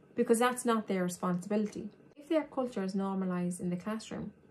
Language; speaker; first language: English; native; English